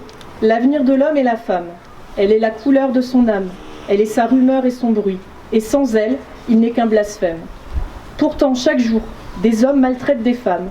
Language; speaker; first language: French; native; French